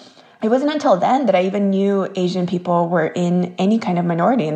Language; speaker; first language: English; early bilingual, other home language; Korean